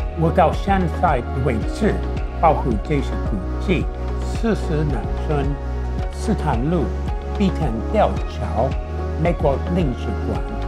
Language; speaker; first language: Chinese; non-native, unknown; English